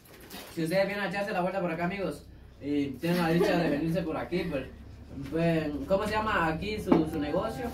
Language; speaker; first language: Spanish; native; Spanish